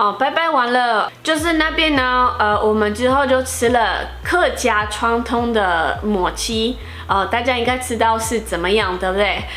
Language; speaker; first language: Chinese; non-native, fluent; Portuguese